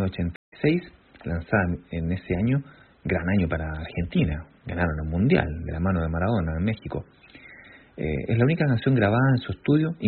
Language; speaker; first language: Spanish; native; Spanish